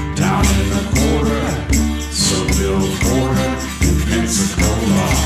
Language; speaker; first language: English; native; English